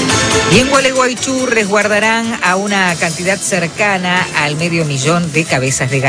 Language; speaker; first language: Spanish; native; Spanish